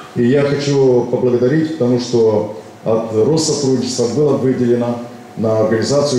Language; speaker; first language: Russian; non-native, local second language; Romanian